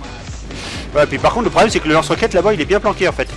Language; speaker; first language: French; native; French